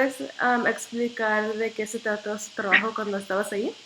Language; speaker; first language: Spanish; non-native, learner; English